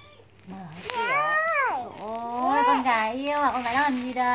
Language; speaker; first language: Vietnamese; native; Vietnamese